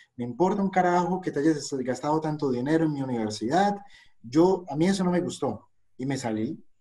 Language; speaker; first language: Spanish; native; Spanish